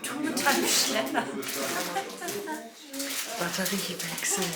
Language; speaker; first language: German; native; German